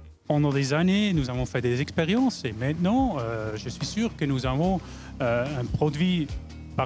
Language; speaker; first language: French; non-native, fluent; German